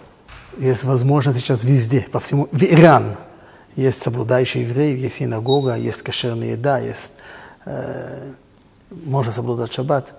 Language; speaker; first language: Russian; non-native, fluent; Hebrew